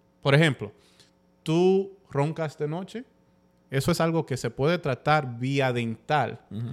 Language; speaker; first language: Spanish; early bilingual, heritage; Spanish